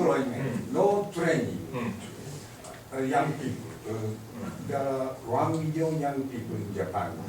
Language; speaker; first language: English; non-native, learner; Japanese